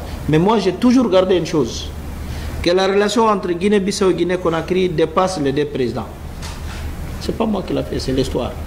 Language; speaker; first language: French; non-native, fluent; Upper Guinea Crioulo